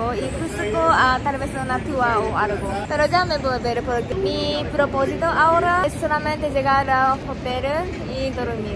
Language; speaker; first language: Spanish; non-native, learner; Japanese